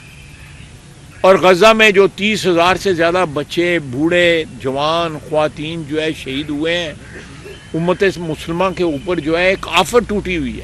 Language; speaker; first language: Urdu; non-native, local second language; Punjabi